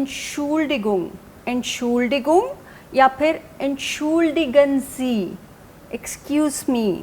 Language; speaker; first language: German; non-native, fluent; Hindi